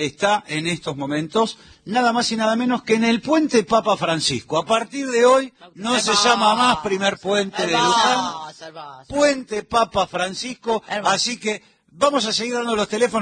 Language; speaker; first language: Spanish; native; Spanish